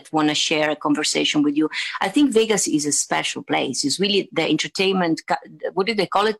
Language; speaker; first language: English; non-native, fluent; Italian